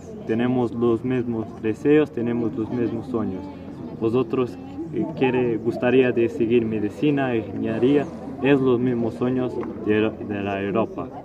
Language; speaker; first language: Spanish; non-native, learner; Portuguese